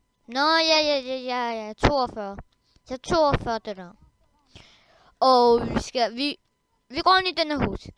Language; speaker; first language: Danish; early bilingual, other home language; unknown